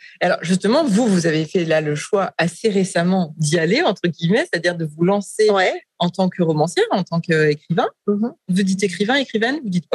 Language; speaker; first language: French; native; French